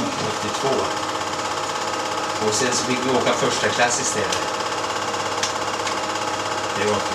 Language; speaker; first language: Swedish; native; Swedish